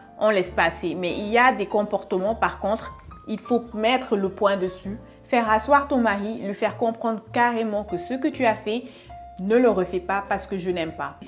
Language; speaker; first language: French; non-native, local second language; Wolof